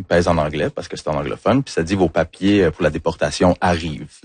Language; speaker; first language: French; early bilingual, other home language; English